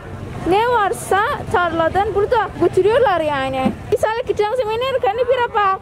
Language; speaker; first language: Turkish; non-native, learner; Javanese